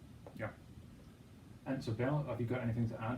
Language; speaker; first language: English; native; English